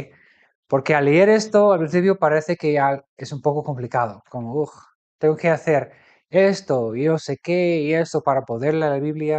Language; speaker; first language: Spanish; non-native, fluent; English